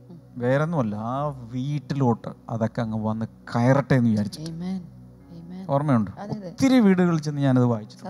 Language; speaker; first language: Malayalam; native; Malayalam